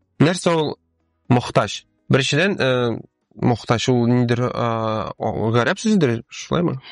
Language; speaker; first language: Russian; native; Russian